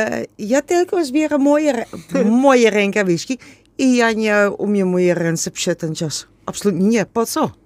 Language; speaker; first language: Polish; non-native, learner; Dutch